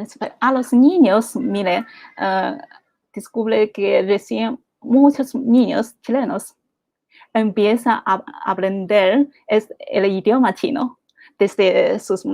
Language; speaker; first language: Spanish; non-native, fluent; Chinese